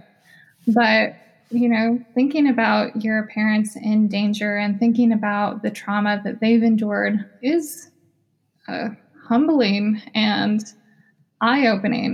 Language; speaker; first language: English; native; English